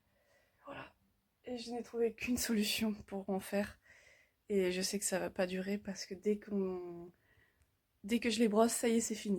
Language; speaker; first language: French; native; French